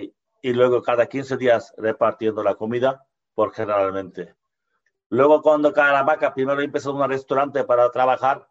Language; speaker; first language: Spanish; non-native, learner; Bangla